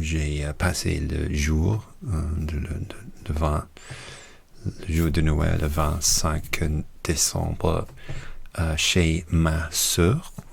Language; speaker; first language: French; non-native, learner; English